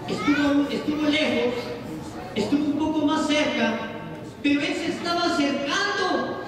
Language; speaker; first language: Spanish; native; Spanish